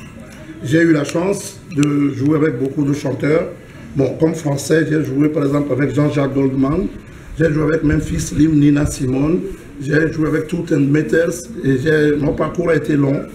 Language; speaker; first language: French; non-native, local second language; Ewe